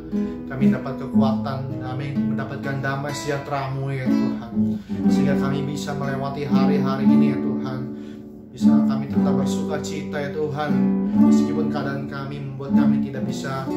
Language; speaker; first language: Indonesian; native; Indonesian